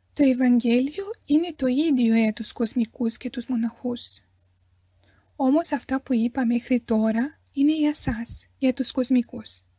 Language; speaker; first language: Greek; non-native, fluent; Romanian